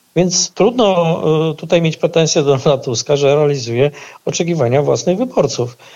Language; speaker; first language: Polish; native; Polish